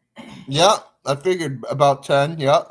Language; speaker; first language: English; native; English